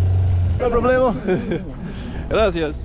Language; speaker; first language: Spanish; non-native, learner; English